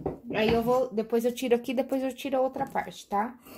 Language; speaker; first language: Portuguese; native; Portuguese